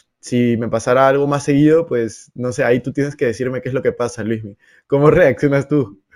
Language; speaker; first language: Spanish; native; Spanish